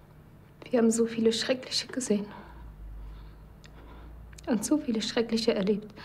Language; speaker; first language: German; non-native, learner; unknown